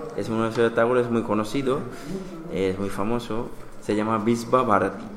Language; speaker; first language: Spanish; non-native, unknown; Bangla